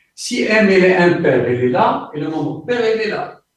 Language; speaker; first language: French; non-native, local second language; Arabic